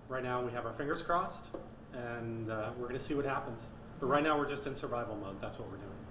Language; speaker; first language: English; native; English